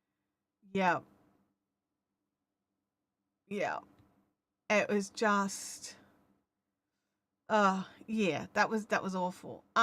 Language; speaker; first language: English; native; English